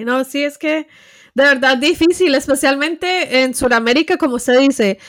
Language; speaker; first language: Spanish; early bilingual, heritage; Spanish